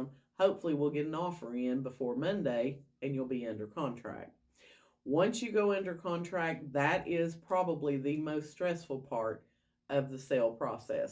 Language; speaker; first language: English; native; English